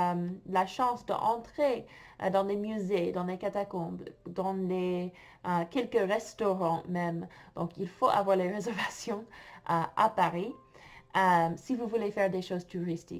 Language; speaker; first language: French; non-native, fluent; English